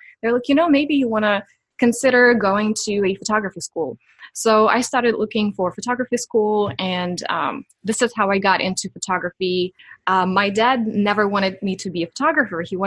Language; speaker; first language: English; non-native, fluent; Ukrainian